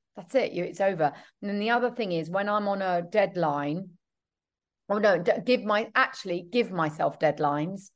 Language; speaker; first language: English; native; English